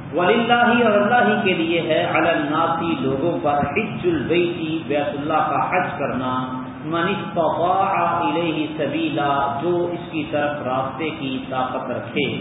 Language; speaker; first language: Urdu; non-native, local second language; Punjabi